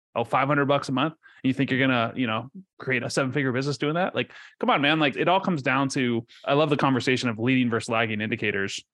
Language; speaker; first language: English; early bilingual, other home language; Spanish